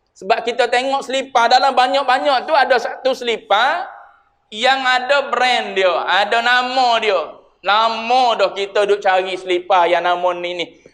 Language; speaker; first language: Malay; native; Malay